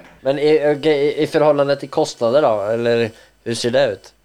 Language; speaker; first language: Swedish; native; Swedish